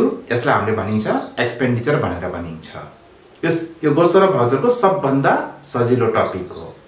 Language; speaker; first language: Nepali; native; Nepali